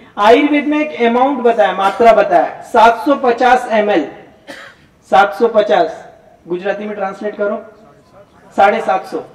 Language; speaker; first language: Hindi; non-native, local second language; Gujarati